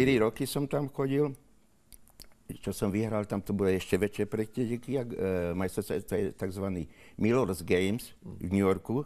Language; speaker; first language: Slovak; native; Slovak